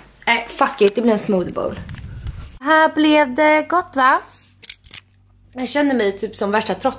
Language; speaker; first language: Swedish; native; Swedish